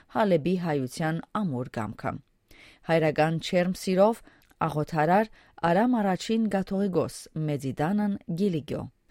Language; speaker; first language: Armenian; early bilingual, heritage; Armenian